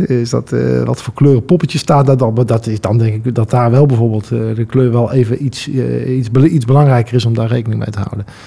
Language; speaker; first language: Dutch; native; Dutch